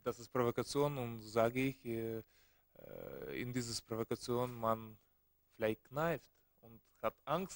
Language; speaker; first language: German; non-native, learner; Russian